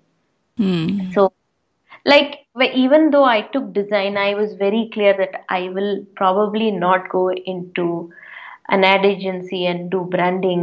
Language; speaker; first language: English; non-native, local second language; Tamil